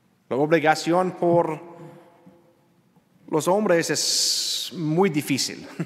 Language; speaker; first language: Spanish; non-native, learner; English